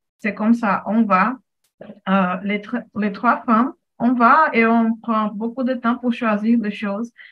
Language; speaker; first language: French; non-native, fluent; Portuguese